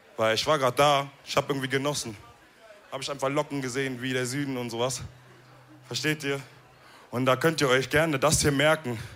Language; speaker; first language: German; early bilingual, other home language; Wolof